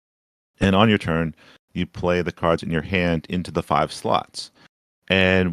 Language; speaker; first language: English; native; English